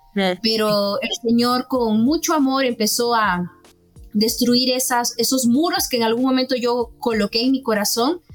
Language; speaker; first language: Spanish; native; Spanish